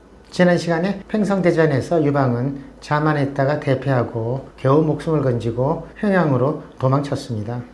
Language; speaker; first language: Korean; native; Korean